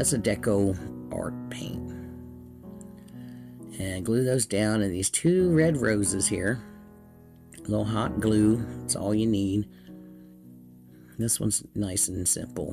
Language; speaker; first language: English; native; English